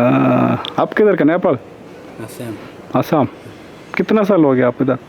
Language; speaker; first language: Hindi; non-native, local second language; Malayalam